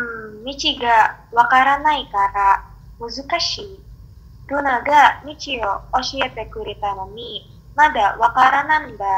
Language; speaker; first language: Japanese; non-native, learner; Indonesian